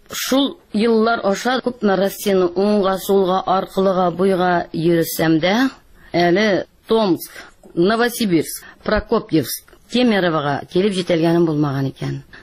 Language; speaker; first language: Tatar; native; Tatar